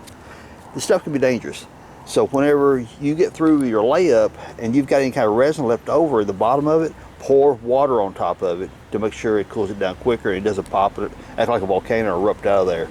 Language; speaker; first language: English; native; English